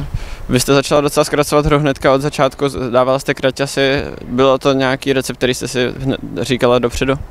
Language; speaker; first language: Czech; native; Czech